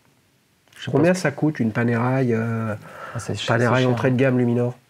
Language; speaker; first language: French; native; French